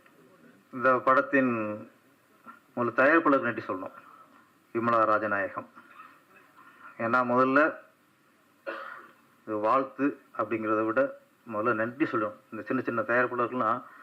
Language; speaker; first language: Tamil; native; Tamil